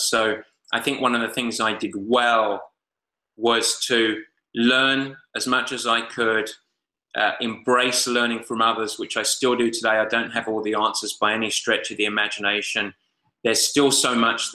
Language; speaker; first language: English; native; English